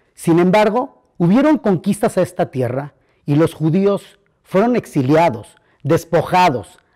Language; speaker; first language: Spanish; native; Spanish